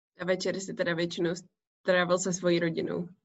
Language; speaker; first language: Czech; native; Czech